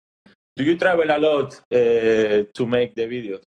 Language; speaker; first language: English; non-native, learner; Spanish